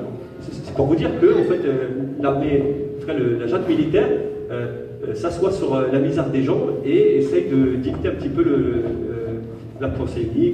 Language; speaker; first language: French; native; French